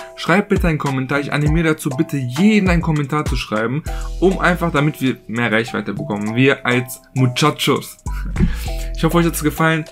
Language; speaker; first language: German; early bilingual, other home language; Turkish